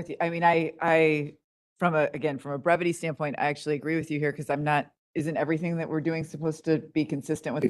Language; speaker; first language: English; native; English